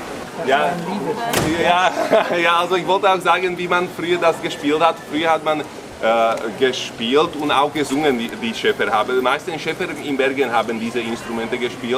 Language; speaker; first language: German; non-native, local second language; Slovak